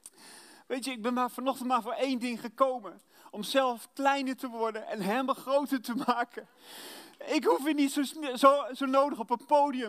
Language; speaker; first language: Dutch; native; Dutch